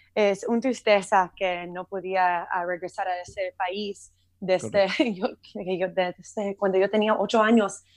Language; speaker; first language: Spanish; early bilingual, heritage; Spanish